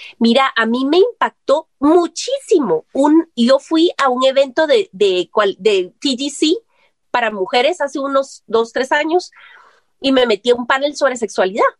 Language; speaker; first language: Spanish; native; Spanish